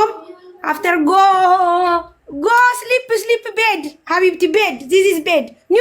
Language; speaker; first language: English; non-native, learner; Amharic